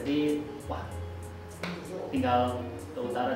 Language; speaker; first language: Indonesian; non-native, local second language; Javanese